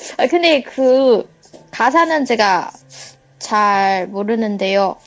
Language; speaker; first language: Korean; non-native, learner; Chinese